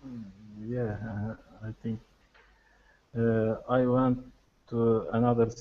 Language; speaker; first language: English; non-native, learner; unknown